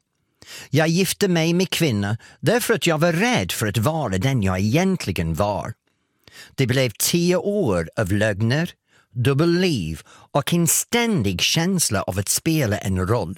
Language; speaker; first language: Swedish; non-native, fluent; English